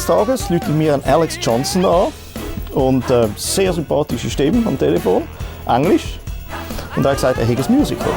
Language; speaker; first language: German; native; German